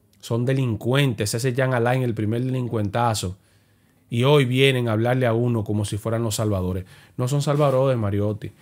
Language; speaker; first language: Spanish; native; Spanish